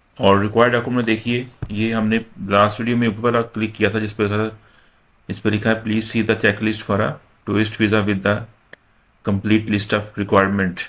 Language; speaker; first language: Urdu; non-native, local second language; Punjabi